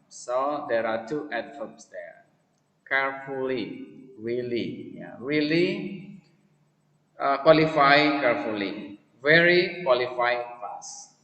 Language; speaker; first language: English; non-native, fluent; Indonesian